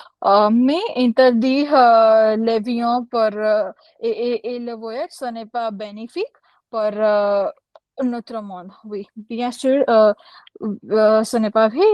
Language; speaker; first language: French; non-native, learner; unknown